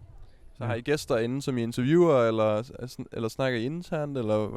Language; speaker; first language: Danish; native; Danish